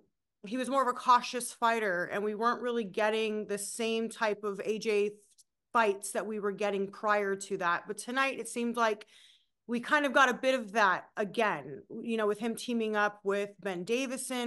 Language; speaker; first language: English; native; English